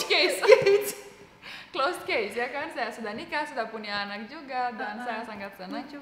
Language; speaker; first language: Indonesian; non-native, fluent; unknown